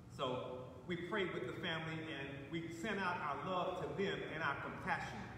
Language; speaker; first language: English; native; English